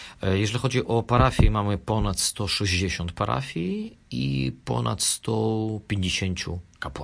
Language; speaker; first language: Polish; non-native, fluent; Russian